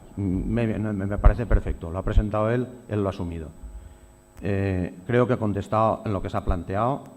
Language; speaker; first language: Spanish; non-native, local second language; Catalan